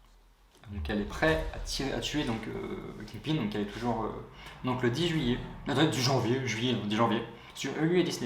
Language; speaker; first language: French; native; French